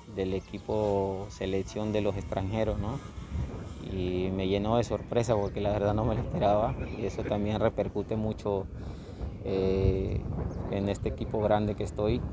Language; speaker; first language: Spanish; native; Spanish